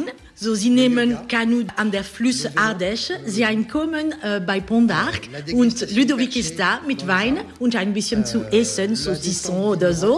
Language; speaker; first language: German; non-native, learner; French